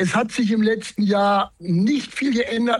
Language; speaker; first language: German; native; German